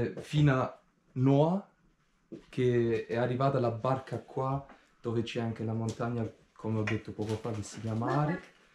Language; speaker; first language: Italian; non-native, fluent; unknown